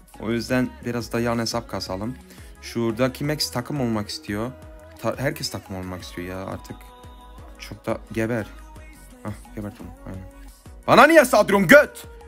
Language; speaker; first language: Turkish; early bilingual, heritage; Turkish